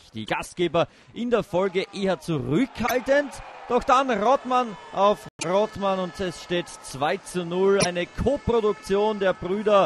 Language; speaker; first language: German; native; German